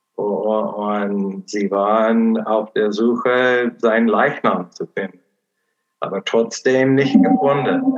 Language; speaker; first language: German; non-native, fluent; English